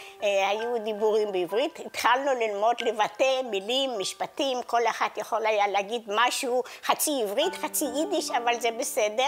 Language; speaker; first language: Hebrew; non-native, fluent; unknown